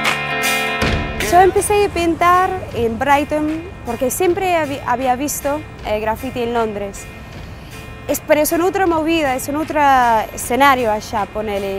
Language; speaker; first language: Spanish; non-native, fluent; English